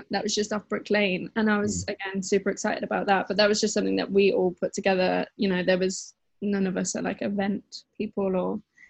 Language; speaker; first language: English; native; English